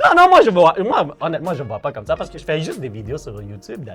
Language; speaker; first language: French; native; French